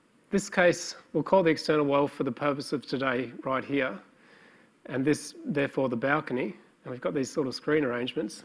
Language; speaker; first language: English; native; English